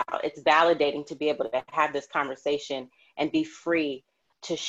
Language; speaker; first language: English; native; English